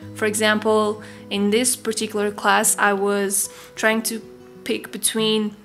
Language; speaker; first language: English; non-native, fluent; Portuguese